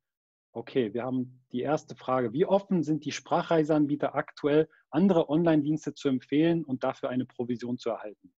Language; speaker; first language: German; native; German